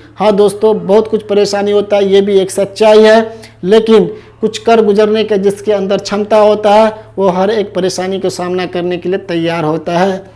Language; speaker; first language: Hindi; native; Hindi